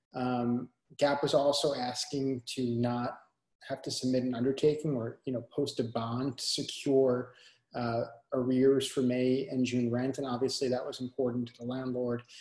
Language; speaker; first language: English; native; English